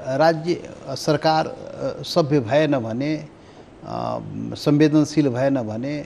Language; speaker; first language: Nepali; non-native, local second language; Maithili